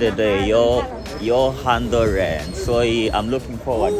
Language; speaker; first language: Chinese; non-native, learner; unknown